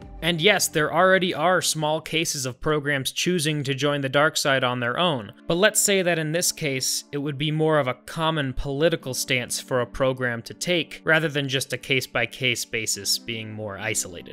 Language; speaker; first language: English; native; English